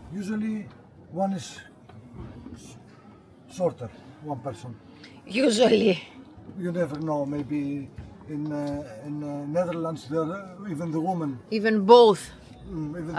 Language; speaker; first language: English; non-native, learner; Greek